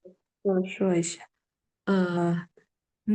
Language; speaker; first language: Chinese; non-native, learner; Indonesian